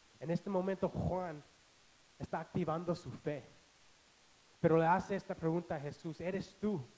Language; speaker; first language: Spanish; non-native, fluent; English